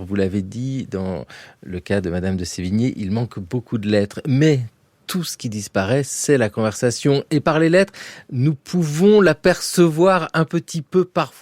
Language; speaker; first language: French; native; French